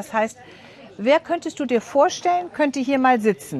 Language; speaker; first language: German; native; German